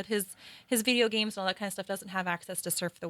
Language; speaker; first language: English; native; English